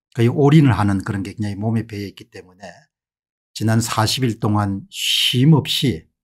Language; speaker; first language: Korean; native; Korean